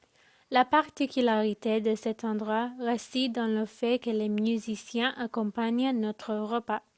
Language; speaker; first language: French; non-native, learner; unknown